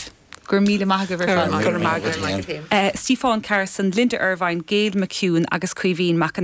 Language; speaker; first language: Irish; native; Irish